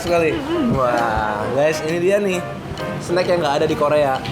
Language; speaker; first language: Indonesian; native; Indonesian